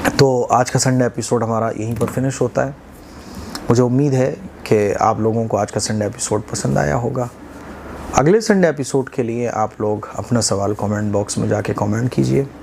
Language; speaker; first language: Urdu; native; Urdu